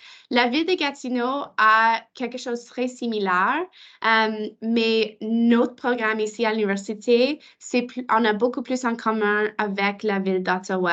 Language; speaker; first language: French; non-native, local second language; English